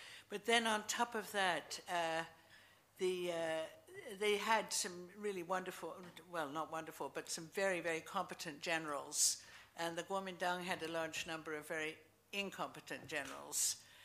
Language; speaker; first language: English; native; English